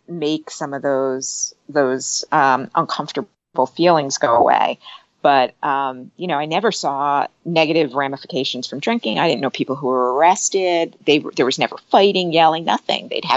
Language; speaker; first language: English; native; English